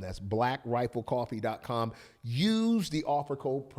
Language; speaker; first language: English; native; English